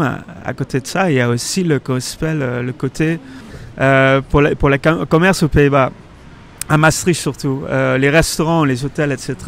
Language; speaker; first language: French; non-native, fluent; Dutch